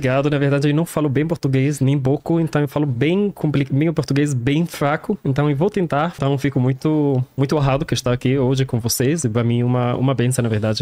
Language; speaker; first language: Portuguese; non-native, learner; Arabic